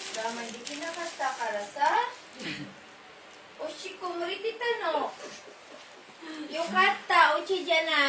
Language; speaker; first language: Japanese; non-native, learner; Filipino